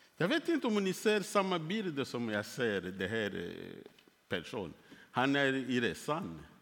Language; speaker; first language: Swedish; non-native, fluent; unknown